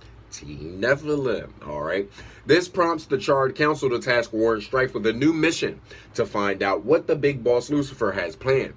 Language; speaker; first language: English; native; English